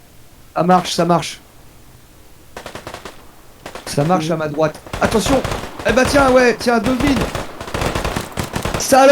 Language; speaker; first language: French; native; French